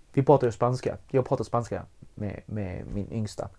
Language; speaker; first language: Swedish; early bilingual, other home language; Spanish